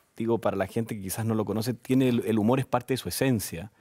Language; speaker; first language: Spanish; native; Spanish